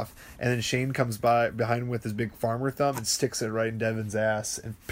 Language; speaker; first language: English; native; English